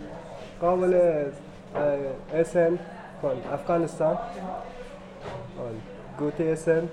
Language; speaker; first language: German; non-native, learner; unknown